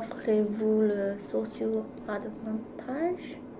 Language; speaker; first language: French; non-native, learner; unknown